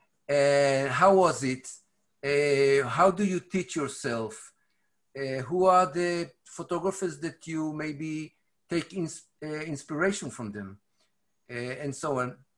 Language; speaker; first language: English; non-native, fluent; Hebrew